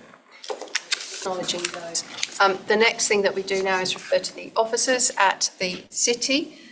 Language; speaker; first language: English; native; English